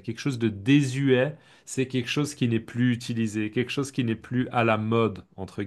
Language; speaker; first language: French; native; French